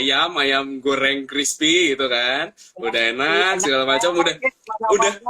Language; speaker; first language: Indonesian; native; Indonesian